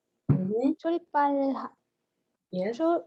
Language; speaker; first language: English; non-native, fluent; Korean